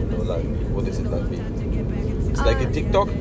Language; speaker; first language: English; non-native, learner; Russian